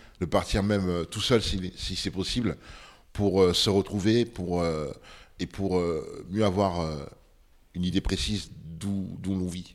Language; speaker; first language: French; early bilingual, other home language; Bambara